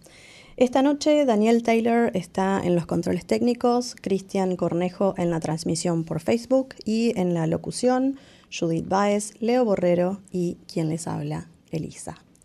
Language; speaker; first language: Spanish; native; Spanish